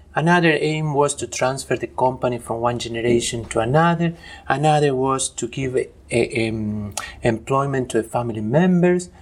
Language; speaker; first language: English; non-native, fluent; Spanish